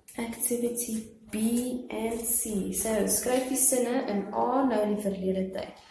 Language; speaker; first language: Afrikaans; non-native, local second language; English